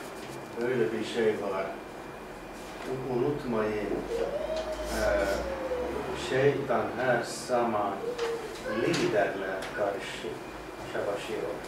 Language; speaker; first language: Turkish; non-native, learner; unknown